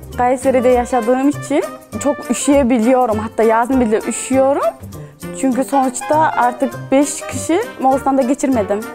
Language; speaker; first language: Turkish; non-native, fluent; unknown